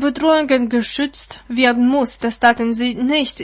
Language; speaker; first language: German; non-native, fluent; Russian